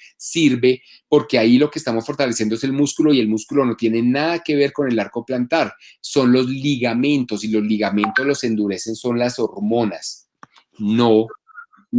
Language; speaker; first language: Spanish; native; Spanish